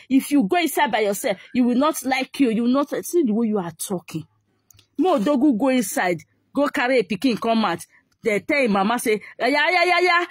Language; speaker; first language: Nigerian Pidgin; non-native, local second language; Igbo